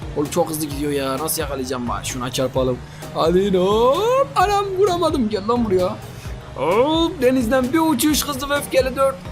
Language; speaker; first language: Turkish; native; Turkish